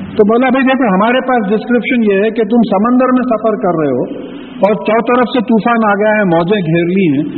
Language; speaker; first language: Urdu; native; Urdu